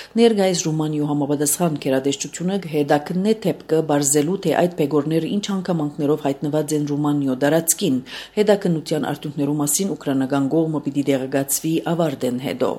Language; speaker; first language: Armenian; early bilingual, heritage; Armenian